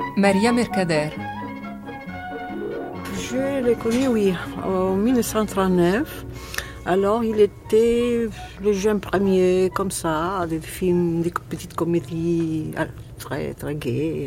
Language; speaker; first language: French; non-native, fluent; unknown